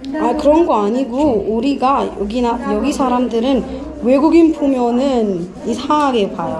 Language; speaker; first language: Korean; non-native, fluent; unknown